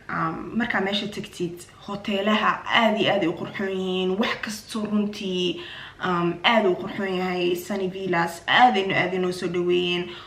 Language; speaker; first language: Somali; early bilingual, heritage; Somali